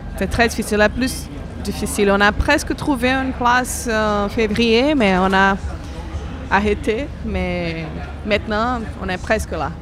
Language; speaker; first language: French; non-native, fluent; Portuguese